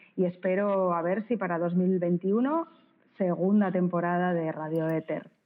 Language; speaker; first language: Spanish; native; Spanish